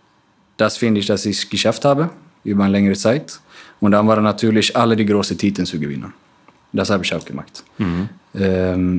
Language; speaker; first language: German; non-native, fluent; Swedish